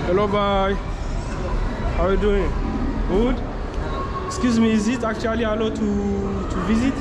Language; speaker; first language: English; non-native, fluent; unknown